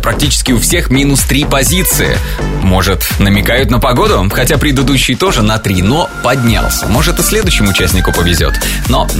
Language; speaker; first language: Russian; native; Russian